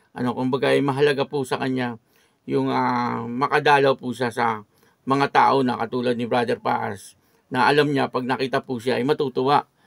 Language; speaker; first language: Filipino; native; Filipino